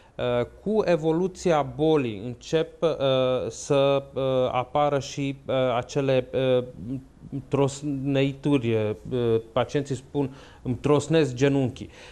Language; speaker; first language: Romanian; native; Romanian